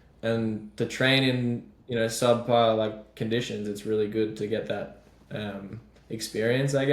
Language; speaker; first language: English; native; English